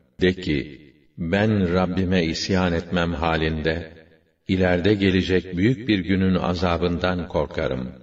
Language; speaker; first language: Turkish; native; Turkish